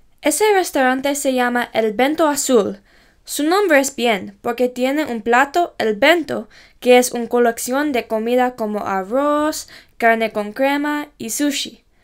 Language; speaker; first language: Spanish; non-native, learner; English